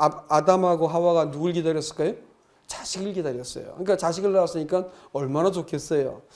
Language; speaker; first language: Korean; native; Korean